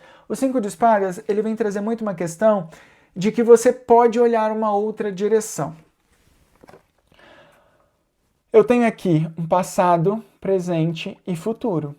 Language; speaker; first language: Portuguese; native; Portuguese